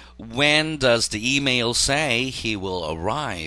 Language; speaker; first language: English; non-native, fluent; Korean